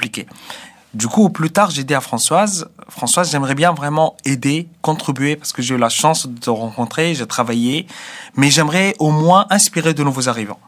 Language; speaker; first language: French; non-native, fluent; Arabic